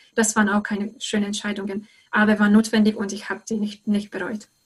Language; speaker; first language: German; non-native, fluent; Hungarian